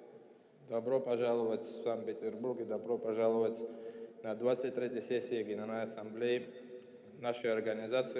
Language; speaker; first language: Russian; non-native, fluent; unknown